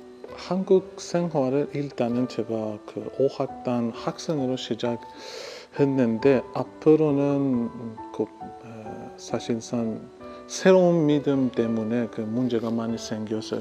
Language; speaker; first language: Korean; non-native, fluent; Persian